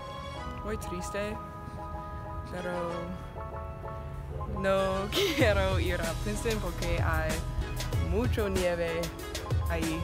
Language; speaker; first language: Spanish; non-native, learner; English